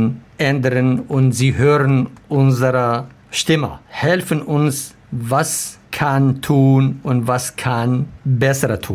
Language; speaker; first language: German; non-native, learner; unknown